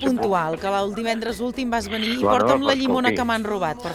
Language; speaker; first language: Catalan; native; Catalan